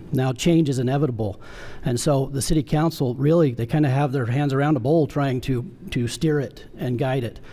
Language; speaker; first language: English; native; English